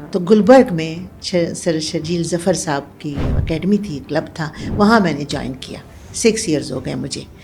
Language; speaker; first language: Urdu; non-native, local second language; Pashto